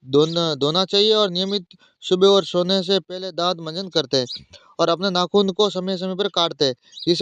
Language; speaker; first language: Hindi; native; Hindi